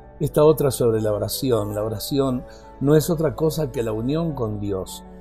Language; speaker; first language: Spanish; native; Spanish